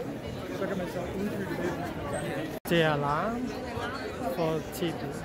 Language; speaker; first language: Danish; non-native, learner; Thai